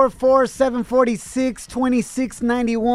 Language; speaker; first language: English; non-native, fluent; Spanish